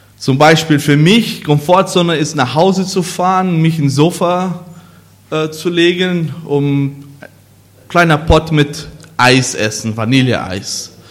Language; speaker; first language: German; non-native, learner; Portuguese